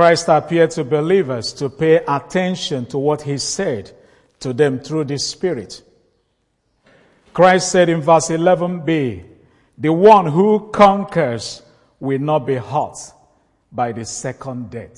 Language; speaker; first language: English; non-native, local second language; Igbo